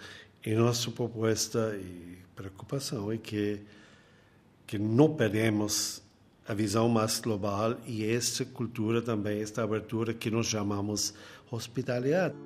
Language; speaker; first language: Portuguese; non-native, fluent; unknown